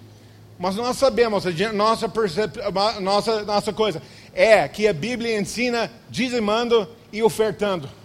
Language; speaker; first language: Portuguese; non-native, fluent; English